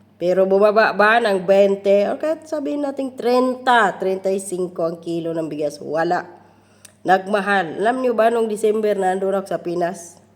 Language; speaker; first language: Filipino; non-native, local second language; Cebuano